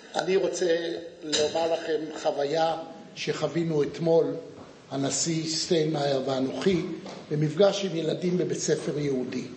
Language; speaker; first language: Hebrew; native; Hebrew